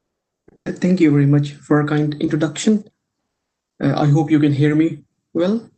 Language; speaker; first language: English; non-native, local second language; Marathi